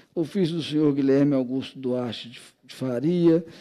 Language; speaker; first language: Portuguese; native; Portuguese